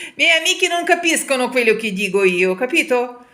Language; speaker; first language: Italian; non-native, learner; Ukrainian